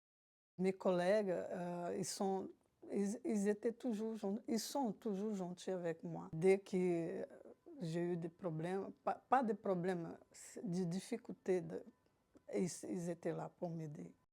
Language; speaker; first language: French; non-native, fluent; Portuguese